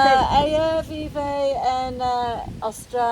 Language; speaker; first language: Spanish; non-native, learner; English